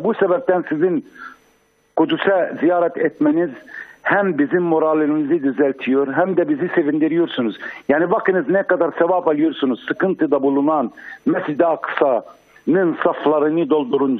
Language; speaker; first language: Turkish; non-native, fluent; Arabic